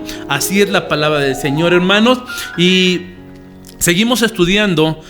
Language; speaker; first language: Spanish; native; Spanish